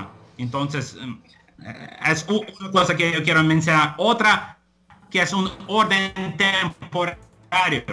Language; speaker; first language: Spanish; non-native, fluent; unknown